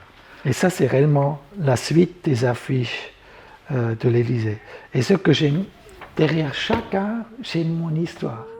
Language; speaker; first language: French; non-native, local second language; German